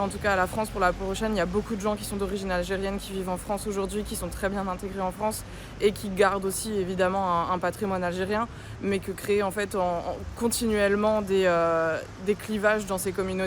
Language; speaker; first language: French; native; French